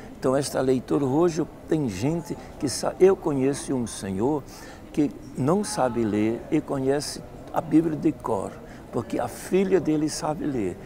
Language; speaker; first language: Portuguese; non-native, fluent; Dutch